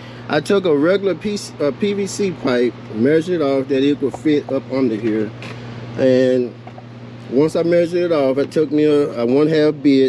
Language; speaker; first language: English; native; English